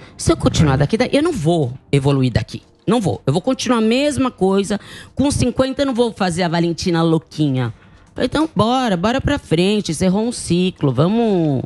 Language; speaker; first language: Portuguese; early bilingual, other home language; Italian